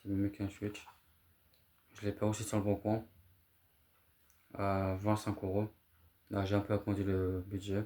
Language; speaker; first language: French; native; French